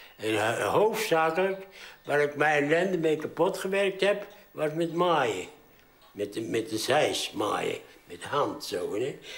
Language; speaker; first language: Dutch; early bilingual, heritage; Dutch